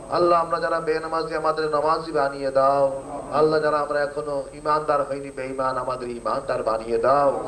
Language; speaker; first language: Bangla; non-native, fluent; Urdu